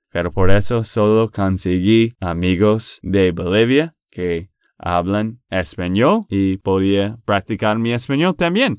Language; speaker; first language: Spanish; non-native, fluent; English